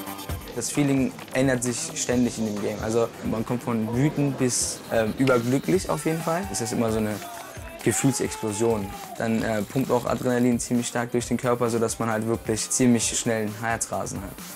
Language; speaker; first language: German; native; German